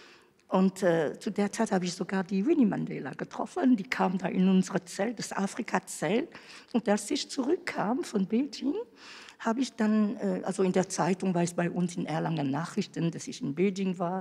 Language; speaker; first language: German; non-native, fluent; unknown